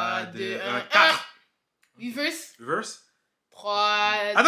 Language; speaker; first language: French; native; French